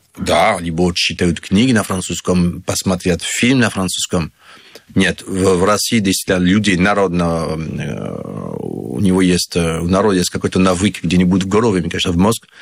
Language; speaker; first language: Russian; non-native, fluent; French